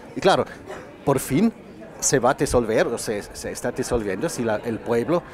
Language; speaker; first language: Spanish; non-native, fluent; German